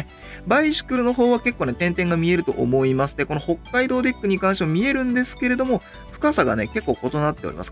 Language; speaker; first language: Japanese; native; Japanese